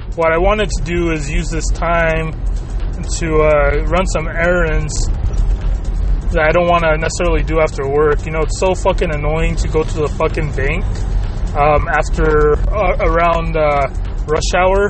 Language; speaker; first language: English; early bilingual, other home language; Spanish